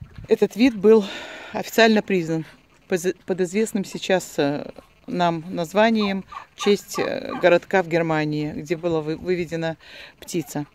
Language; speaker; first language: Russian; native; Russian